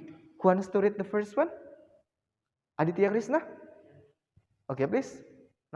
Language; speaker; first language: English; non-native, fluent; Indonesian